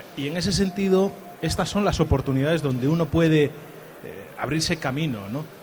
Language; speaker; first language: Spanish; native; Spanish